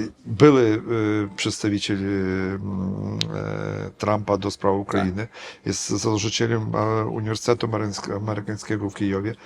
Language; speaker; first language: Polish; non-native, fluent; Ukrainian